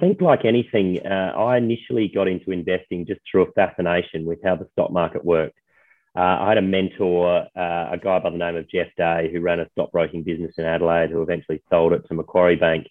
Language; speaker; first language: English; native; English